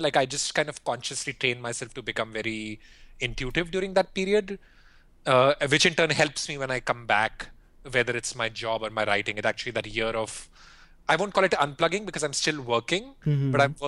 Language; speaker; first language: English; non-native, local second language; Hindi